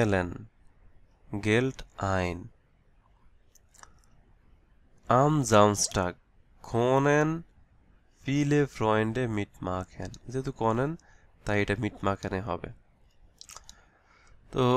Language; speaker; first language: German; non-native, learner; Bangla